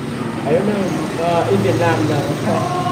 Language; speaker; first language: English; non-native, learner; Vietnamese